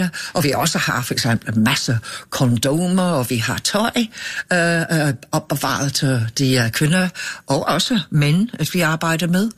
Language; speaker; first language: Danish; non-native, fluent; English